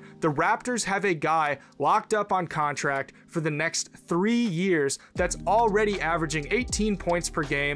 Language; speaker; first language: English; native; English